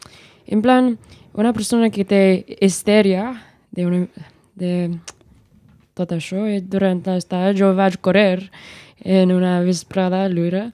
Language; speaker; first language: Catalan; non-native, learner; English